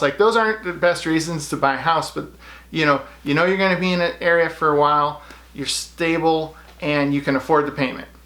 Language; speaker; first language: English; native; English